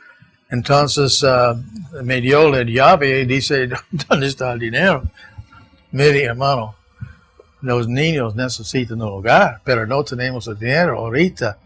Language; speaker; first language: Spanish; non-native, fluent; English